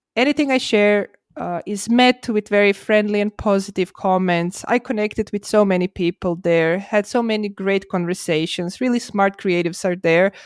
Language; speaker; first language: English; non-native, fluent; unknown